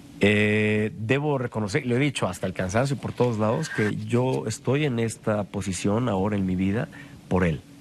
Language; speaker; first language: Spanish; native; Spanish